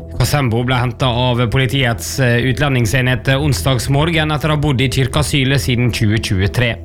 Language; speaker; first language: Norwegian; native; Norwegian